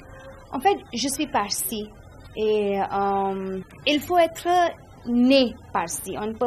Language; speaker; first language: French; non-native, fluent; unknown